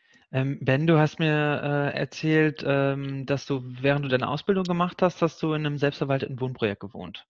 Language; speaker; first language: German; native; German